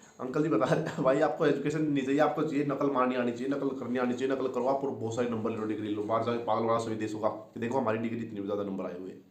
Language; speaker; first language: Hindi; native; Hindi